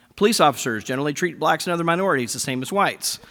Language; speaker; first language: English; native; English